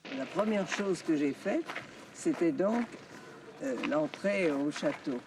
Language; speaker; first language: French; early bilingual, other home language; Polish